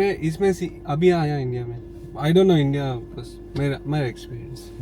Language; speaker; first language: Hindi; non-native, local second language; Telugu